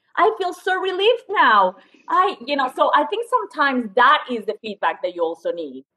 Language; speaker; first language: English; non-native, fluent; Spanish